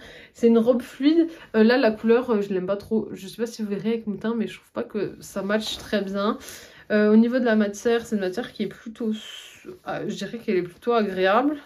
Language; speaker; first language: French; native; French